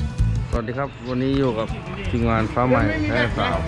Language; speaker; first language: Thai; native; Thai